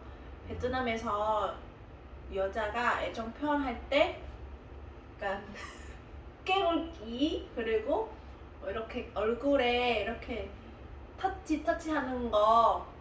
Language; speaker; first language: Korean; non-native, fluent; Vietnamese